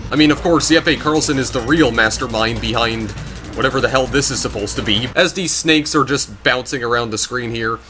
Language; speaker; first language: English; native; English